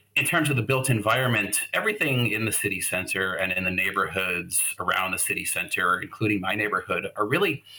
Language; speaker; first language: English; native; English